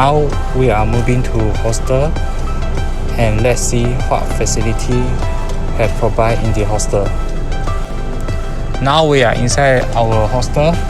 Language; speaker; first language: English; non-native, local second language; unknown